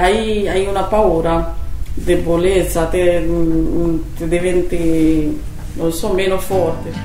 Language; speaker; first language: Italian; non-native, learner; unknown